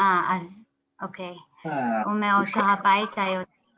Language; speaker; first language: Hebrew; non-native, fluent; English